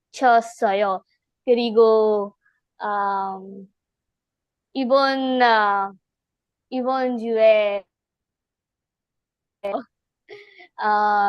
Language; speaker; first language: Korean; non-native, learner; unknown